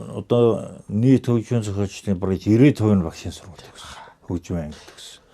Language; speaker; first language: Mongolian; native; Mongolian